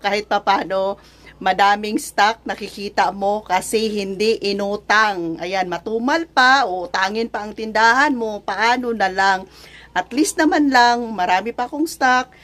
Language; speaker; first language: Filipino; non-native, local second language; Cebuano